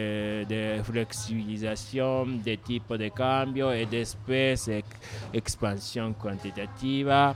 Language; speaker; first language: Spanish; non-native, learner; Japanese